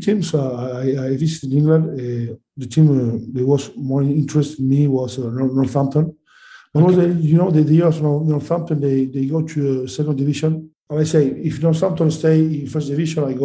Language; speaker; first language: English; non-native, learner; Spanish